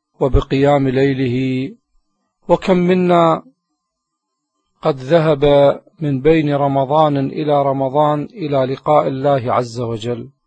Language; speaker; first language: Arabic; native; Arabic